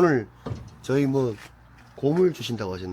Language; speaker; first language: Korean; native; Korean